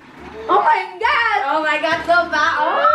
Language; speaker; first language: German; early bilingual, other home language; Filipino